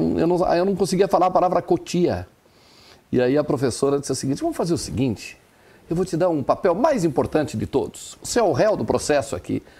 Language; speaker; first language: Portuguese; non-native, local second language; German